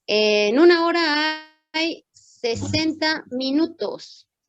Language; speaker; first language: Spanish; native; Spanish